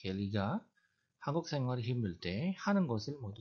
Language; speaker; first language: Korean; non-native, fluent; Indonesian